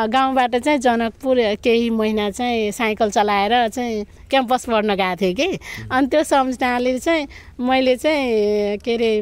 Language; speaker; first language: Nepali; non-native, local second language; Maithili